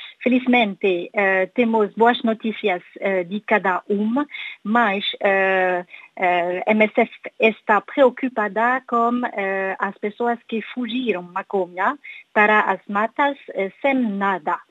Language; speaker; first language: Portuguese; non-native, learner; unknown